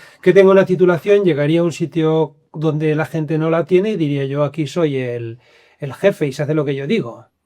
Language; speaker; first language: Spanish; native; Spanish